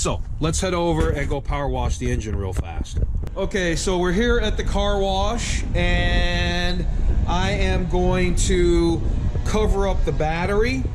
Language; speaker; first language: English; native; English